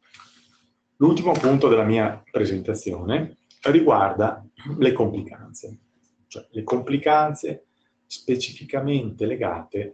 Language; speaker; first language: Italian; native; Italian